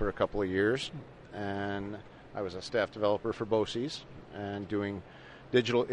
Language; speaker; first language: English; native; English